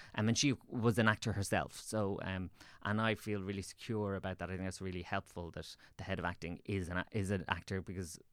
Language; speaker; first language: English; native; English